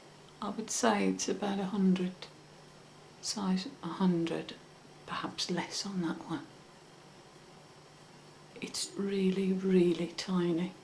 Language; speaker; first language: English; native; English